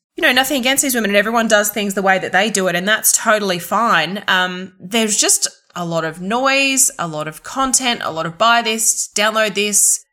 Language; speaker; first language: English; native; English